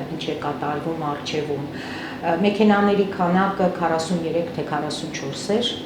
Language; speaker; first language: Armenian; native; Armenian